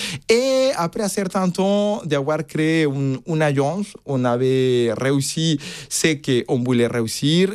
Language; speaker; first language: French; non-native, fluent; Spanish